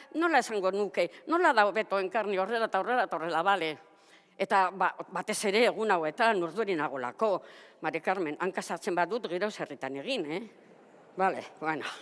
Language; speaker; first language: Basque; non-native, local second language; Spanish